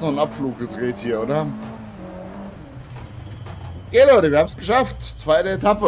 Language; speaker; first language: German; native; German